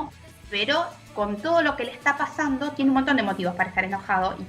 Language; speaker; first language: Spanish; native; Spanish